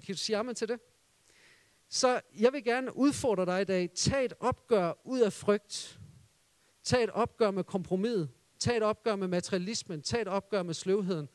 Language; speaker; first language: Danish; native; Danish